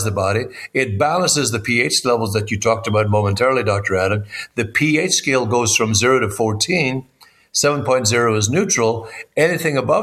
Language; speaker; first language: English; native; English